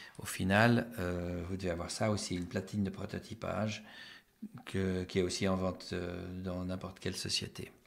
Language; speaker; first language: French; native; French